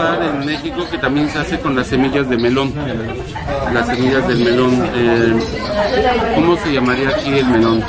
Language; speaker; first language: Spanish; native; Spanish